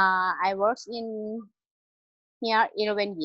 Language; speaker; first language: English; non-native, learner; Thai